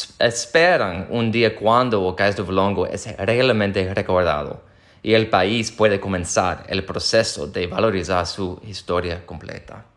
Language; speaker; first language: Spanish; non-native, fluent; English